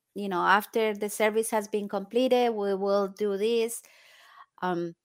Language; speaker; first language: English; non-native, fluent; Spanish